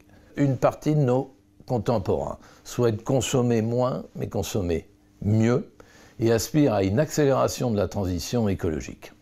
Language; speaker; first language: French; native; French